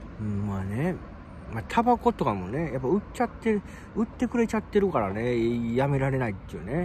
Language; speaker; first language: Japanese; native; Japanese